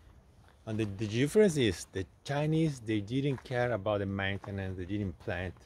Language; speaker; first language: English; non-native, fluent; Portuguese